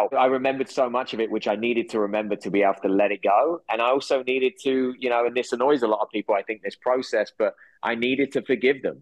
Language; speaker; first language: English; native; English